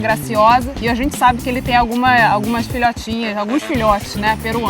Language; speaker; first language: Portuguese; native; Portuguese